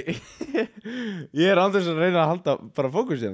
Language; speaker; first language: Icelandic; native; Icelandic